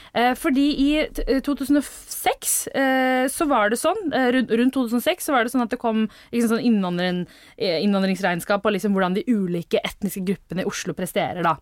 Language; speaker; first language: Norwegian; early bilingual, other home language; Tamil